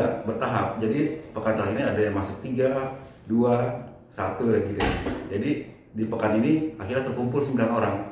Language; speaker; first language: Indonesian; native; Indonesian